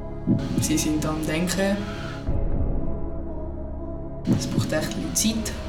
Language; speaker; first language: German; non-native, local second language; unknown